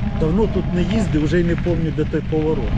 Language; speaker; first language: Ukrainian; native; Ukrainian